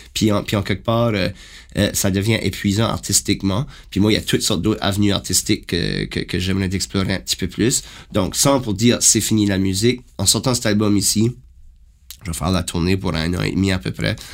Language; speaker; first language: French; native; French